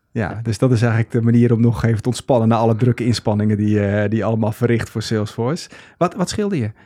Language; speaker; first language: Dutch; native; Dutch